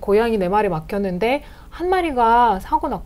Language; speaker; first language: Korean; non-native, fluent; Russian